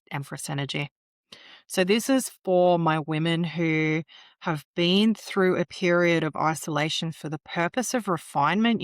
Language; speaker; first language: English; native; English